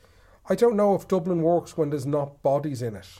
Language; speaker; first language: English; native; English